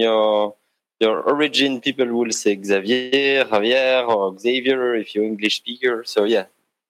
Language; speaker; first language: English; non-native, fluent; French